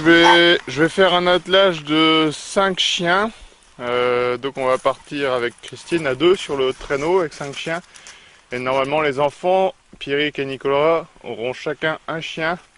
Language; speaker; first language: French; native; French